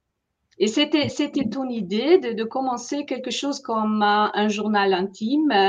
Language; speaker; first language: French; non-native, fluent; German